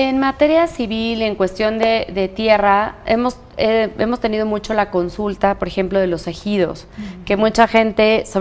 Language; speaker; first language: Spanish; native; Spanish